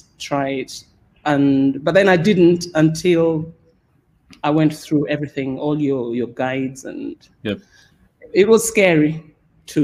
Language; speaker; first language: English; non-native, local second language; Swahili